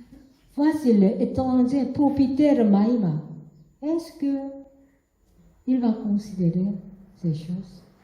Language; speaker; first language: French; non-native, learner; Korean